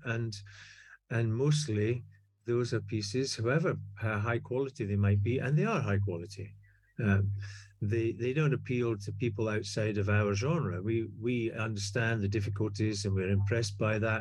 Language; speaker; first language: English; native; English